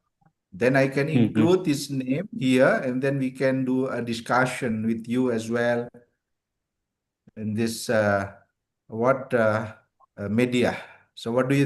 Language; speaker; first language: English; non-native, learner; Indonesian